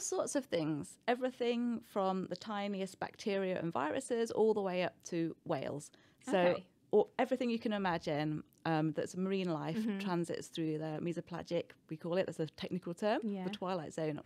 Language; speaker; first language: English; native; English